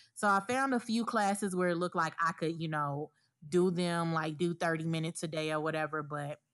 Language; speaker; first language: English; native; English